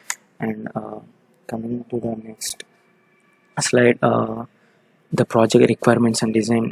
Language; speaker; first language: English; non-native, local second language; Telugu